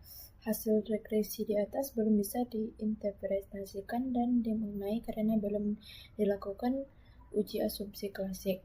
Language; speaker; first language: Indonesian; native; Indonesian